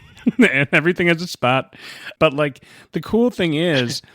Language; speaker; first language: English; native; English